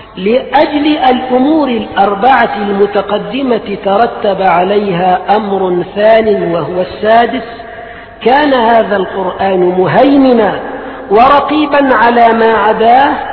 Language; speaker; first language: Arabic; native; Arabic